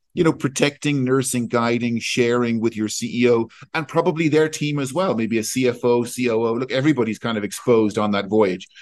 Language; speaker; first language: English; native; English